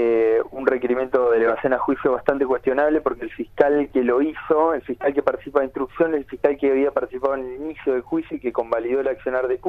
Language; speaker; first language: Spanish; native; Spanish